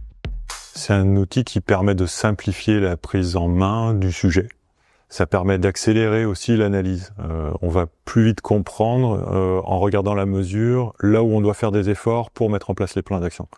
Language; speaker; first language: French; native; French